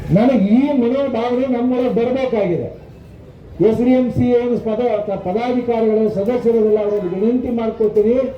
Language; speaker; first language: Kannada; native; Kannada